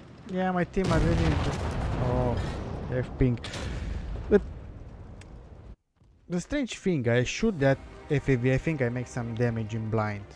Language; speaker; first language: English; non-native, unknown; Italian